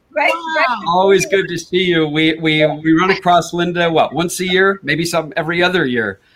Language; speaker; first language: English; native; English